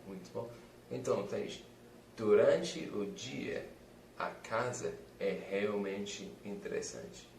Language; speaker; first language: Portuguese; non-native, fluent; English